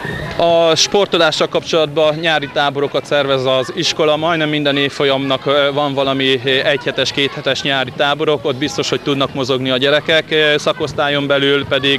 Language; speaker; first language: Hungarian; native; Hungarian